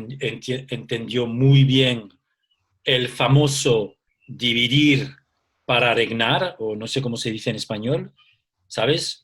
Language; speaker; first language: Spanish; early bilingual, heritage; Spanish